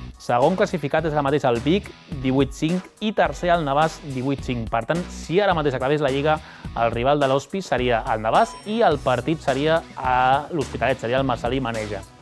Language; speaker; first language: Catalan; native; Catalan